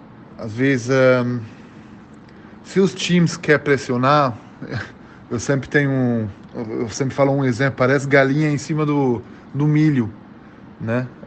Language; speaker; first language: Portuguese; early bilingual, heritage; German